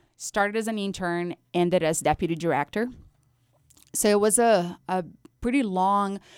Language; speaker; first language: English; non-native, fluent; Portuguese